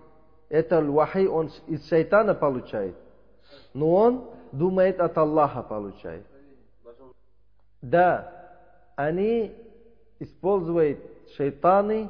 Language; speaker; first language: Russian; non-native, learner; Uzbek